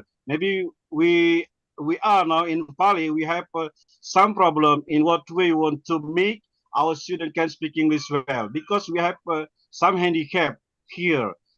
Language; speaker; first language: English; non-native, learner; Indonesian